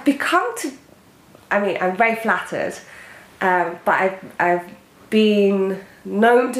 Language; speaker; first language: English; native; English